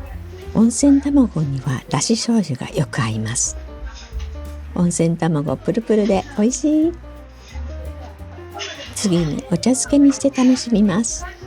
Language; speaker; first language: Japanese; native; Japanese